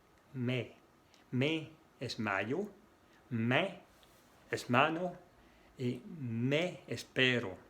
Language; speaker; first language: Spanish; non-native, fluent; French